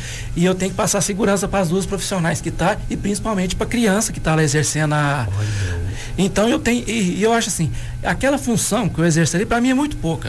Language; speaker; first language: Portuguese; native; Portuguese